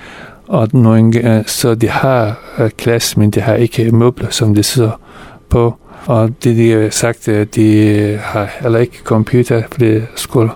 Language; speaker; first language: Danish; non-native, fluent; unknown